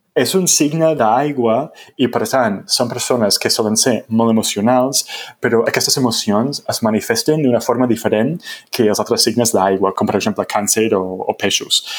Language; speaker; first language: Catalan; non-native, fluent; English